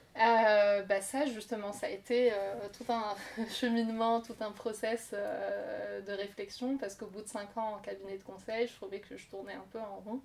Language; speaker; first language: French; non-native, local second language; Arabic